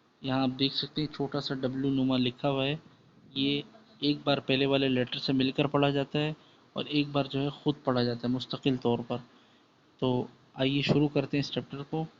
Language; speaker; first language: Urdu; native; Urdu